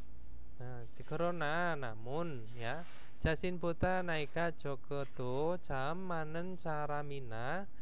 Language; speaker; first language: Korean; non-native, fluent; Indonesian